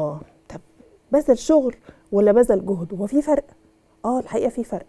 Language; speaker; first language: Arabic; native; Arabic